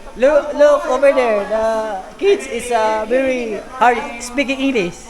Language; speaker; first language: English; non-native, learner; Filipino